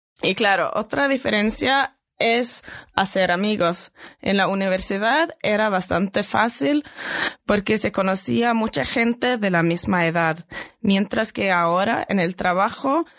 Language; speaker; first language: Spanish; non-native, fluent; Norwegian